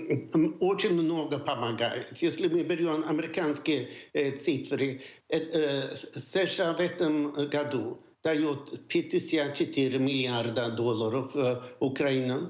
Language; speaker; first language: Russian; non-native, fluent; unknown